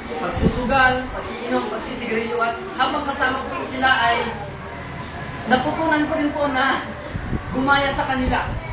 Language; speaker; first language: Filipino; non-native, local second language; Iloko